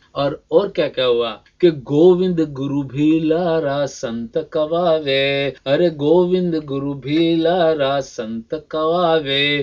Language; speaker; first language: Hindi; non-native, local second language; Rajasthani